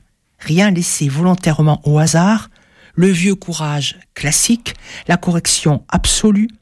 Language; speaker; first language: French; native; French